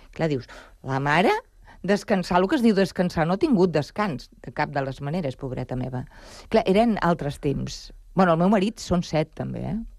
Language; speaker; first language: Catalan; non-native, local second language; Spanish